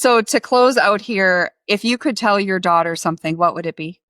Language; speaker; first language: English; native; English